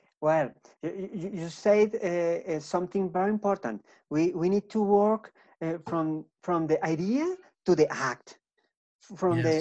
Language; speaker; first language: English; non-native, learner; Spanish